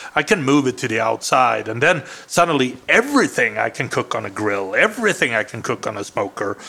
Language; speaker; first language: English; non-native, fluent; Swedish